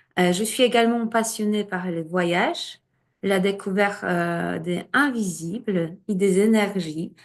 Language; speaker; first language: French; non-native, fluent; Polish